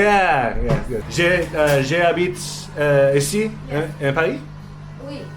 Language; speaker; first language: French; non-native, learner; English